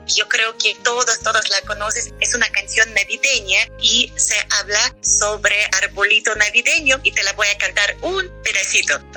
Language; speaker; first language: Spanish; non-native, fluent; Russian